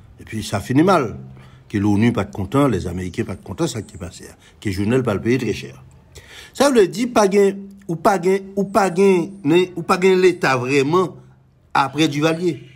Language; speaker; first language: French; non-native, local second language; Haitian Creole